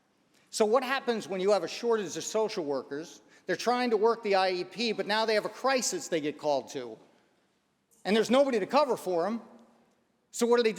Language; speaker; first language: English; native; English